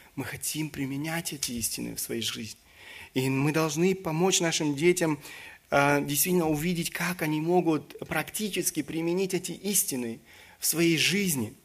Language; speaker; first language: Russian; early bilingual, other home language; German